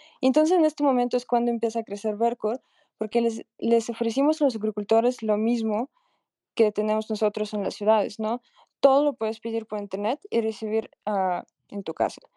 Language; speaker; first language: Spanish; non-native, fluent; Russian